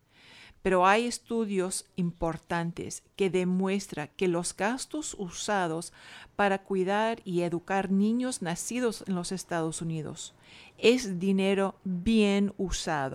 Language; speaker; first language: Spanish; non-native, fluent; English